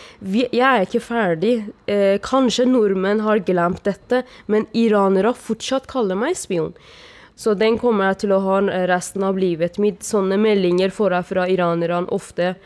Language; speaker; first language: Norwegian; non-native, fluent; Persian